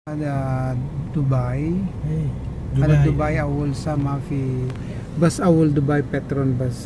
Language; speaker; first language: Arabic; non-native, learner; Filipino